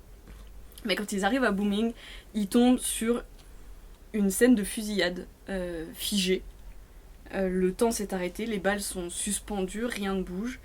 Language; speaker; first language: French; native; French